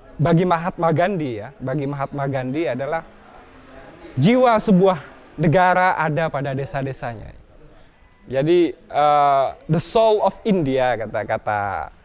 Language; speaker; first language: Indonesian; non-native, local second language; Madurese